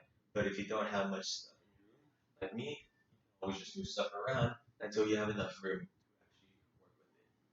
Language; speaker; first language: English; native; English